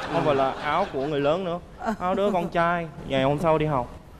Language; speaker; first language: Vietnamese; early bilingual, other home language; Korean